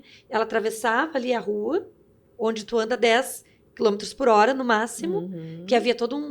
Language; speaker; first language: Portuguese; native; Portuguese